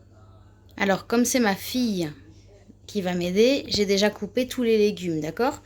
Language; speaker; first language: French; native; French